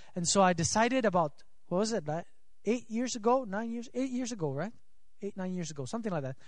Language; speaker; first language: English; non-native, fluent; Swiss German